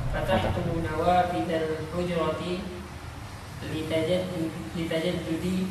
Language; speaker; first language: Arabic; non-native, learner; Indonesian